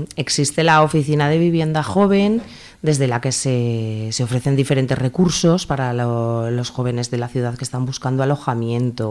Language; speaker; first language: Spanish; native; Spanish